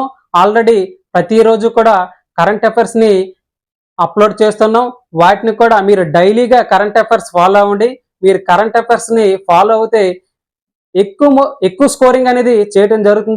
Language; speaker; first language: Telugu; native; Telugu